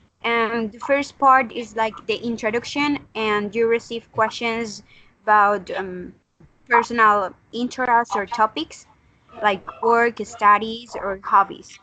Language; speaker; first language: English; non-native, fluent; Spanish